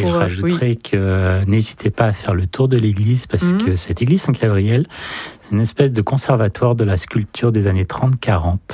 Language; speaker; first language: French; native; French